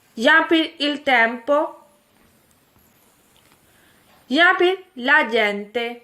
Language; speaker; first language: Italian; non-native, fluent; Urdu